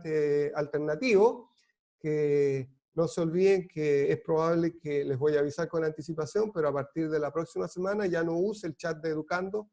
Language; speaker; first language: Spanish; native; Spanish